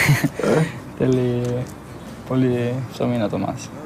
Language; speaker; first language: Greek; non-native, fluent; Albanian